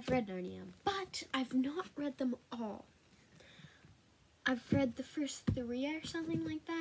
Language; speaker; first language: English; native; English